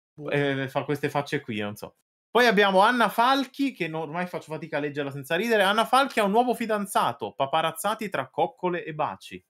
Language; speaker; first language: Italian; native; Italian